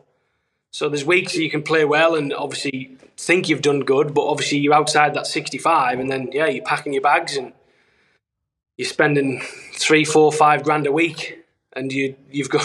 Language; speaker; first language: English; native; English